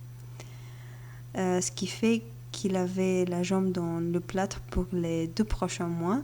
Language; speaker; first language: French; non-native, fluent; Bulgarian